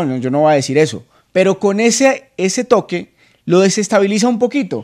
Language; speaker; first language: Spanish; native; Spanish